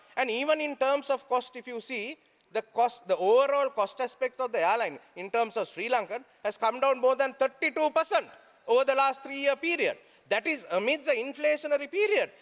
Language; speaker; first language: English; non-native, local second language; Sinhala